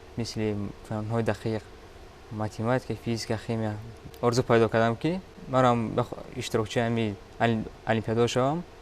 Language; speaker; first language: Tajik; native; Tajik